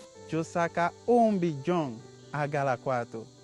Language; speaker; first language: Spanish; non-native, learner; Haitian Creole